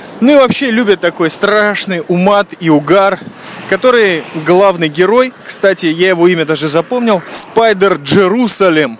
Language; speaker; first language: Russian; native; Russian